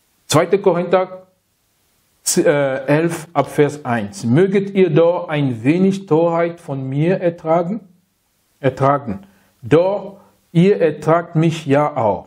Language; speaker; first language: German; non-native, fluent; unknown